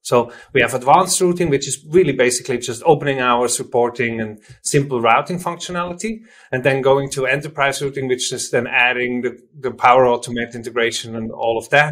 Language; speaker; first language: English; non-native, fluent; German